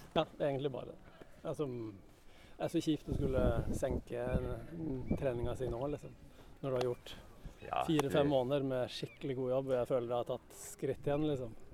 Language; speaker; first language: Norwegian; native; Norwegian